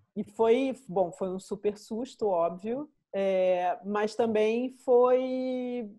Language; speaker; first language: Portuguese; native; Portuguese